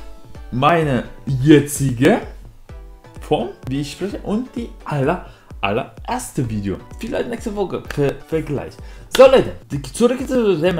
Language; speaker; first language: German; non-native, learner; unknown